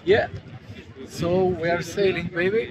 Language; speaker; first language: English; non-native, fluent; Romanian